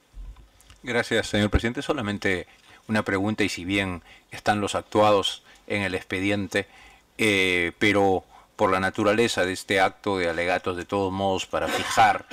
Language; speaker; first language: Spanish; native; Spanish